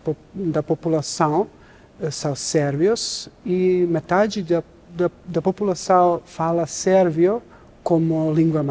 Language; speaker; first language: Portuguese; non-native, learner; Serbian